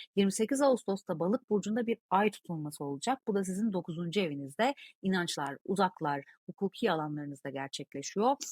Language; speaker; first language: Turkish; native; Turkish